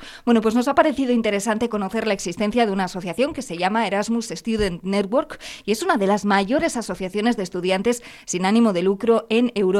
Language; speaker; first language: Spanish; native; Spanish